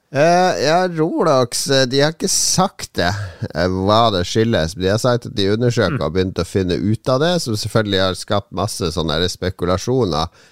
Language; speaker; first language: Norwegian; native; Norwegian